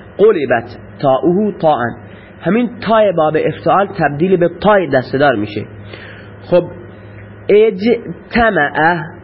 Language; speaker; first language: Persian; non-native, local second language; Baluchi